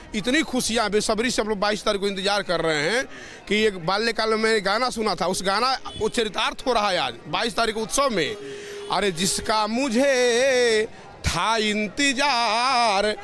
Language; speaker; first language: Hindi; native; Hindi